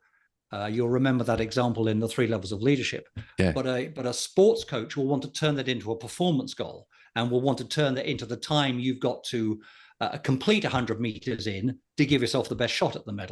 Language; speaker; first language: English; native; English